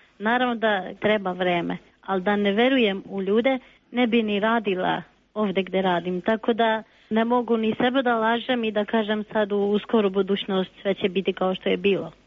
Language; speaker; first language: Serbian; non-native, local second language; Albanian